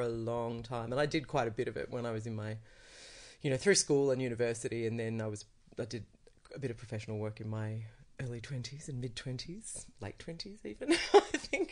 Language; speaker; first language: English; native; English